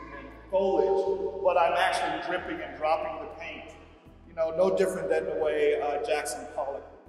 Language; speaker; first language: English; native; English